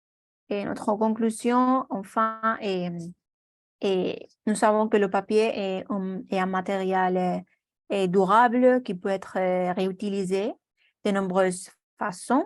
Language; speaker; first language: French; non-native, learner; Spanish